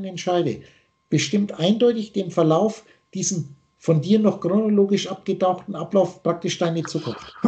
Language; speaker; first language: German; native; German